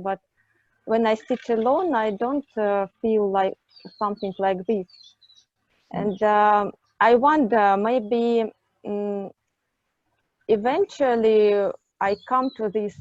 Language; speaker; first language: English; non-native, fluent; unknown